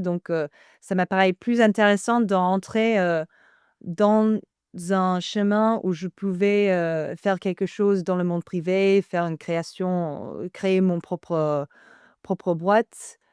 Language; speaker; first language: French; non-native, fluent; English